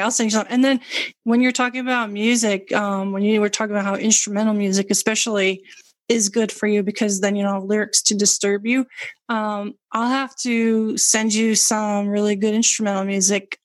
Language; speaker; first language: English; native; English